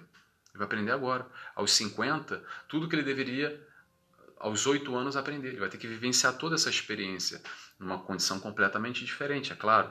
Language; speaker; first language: Portuguese; native; Portuguese